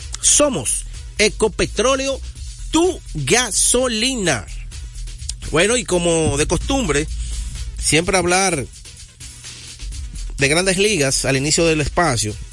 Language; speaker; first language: Spanish; native; Spanish